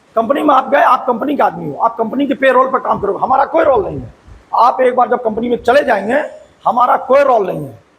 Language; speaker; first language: Hindi; native; Hindi